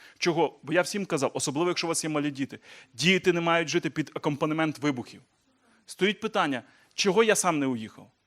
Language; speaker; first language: Ukrainian; native; Ukrainian